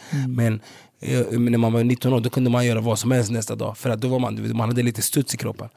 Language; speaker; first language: Swedish; early bilingual, other home language; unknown